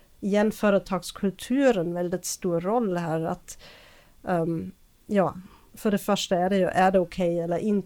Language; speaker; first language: Swedish; non-native, fluent; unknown